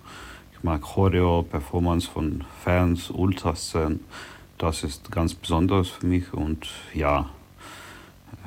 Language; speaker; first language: German; non-native, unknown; Russian